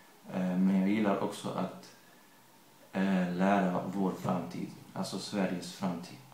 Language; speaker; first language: Swedish; early bilingual, other home language; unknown